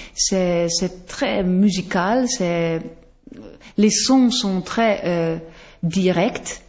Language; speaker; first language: French; non-native, fluent; Western Frisian